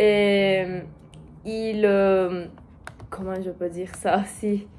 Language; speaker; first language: French; non-native, learner; Portuguese